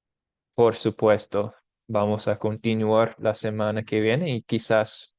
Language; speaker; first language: Spanish; non-native, fluent; English